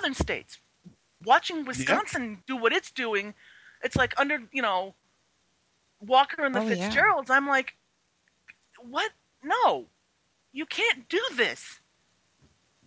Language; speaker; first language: English; early bilingual, other home language; Chinese